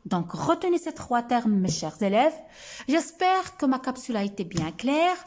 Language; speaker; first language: French; non-native, local second language; Arabic